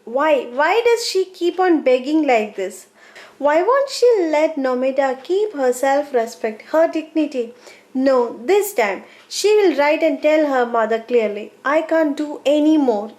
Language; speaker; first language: English; non-native, local second language; Malayalam